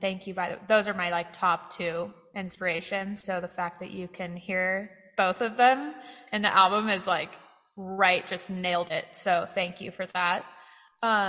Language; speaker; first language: English; native; English